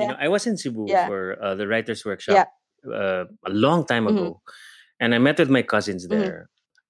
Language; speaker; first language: English; non-native, local second language; Cebuano